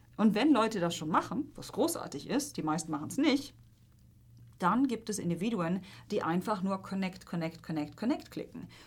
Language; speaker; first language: German; non-native, fluent; Polish